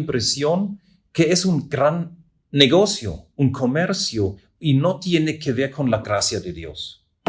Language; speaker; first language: Spanish; non-native, fluent; German